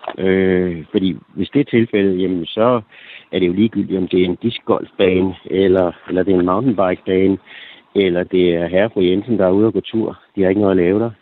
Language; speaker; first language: Danish; native; Danish